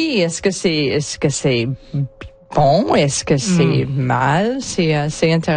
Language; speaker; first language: French; non-native, learner; English